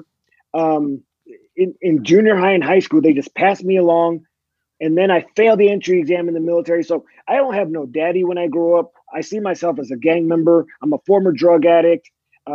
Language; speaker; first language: English; native; English